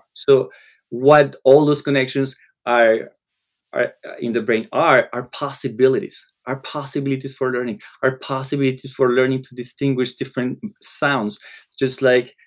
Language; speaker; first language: English; non-native, fluent; Spanish